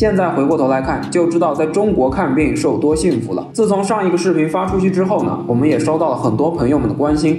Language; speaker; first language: Chinese; native; Chinese